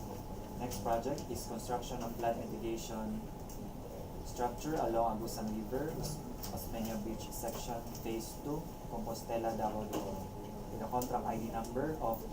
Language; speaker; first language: English; non-native, local second language; Cebuano